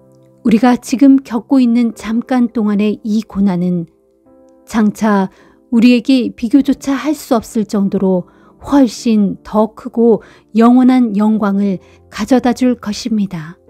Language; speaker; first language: Korean; native; Korean